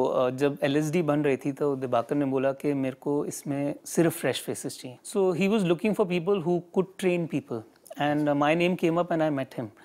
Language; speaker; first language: Hindi; native; Hindi